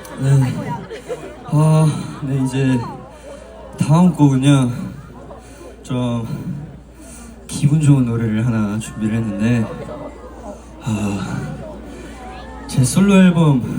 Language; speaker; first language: Korean; early bilingual, heritage; Korean